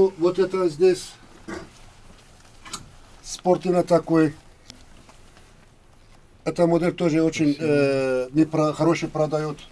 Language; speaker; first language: Russian; non-native, learner; Turkish